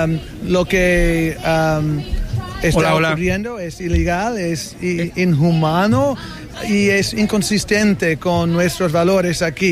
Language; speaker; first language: Spanish; non-native, fluent; English